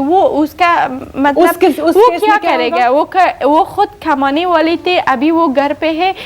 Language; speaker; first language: Hindi; non-native, learner; Persian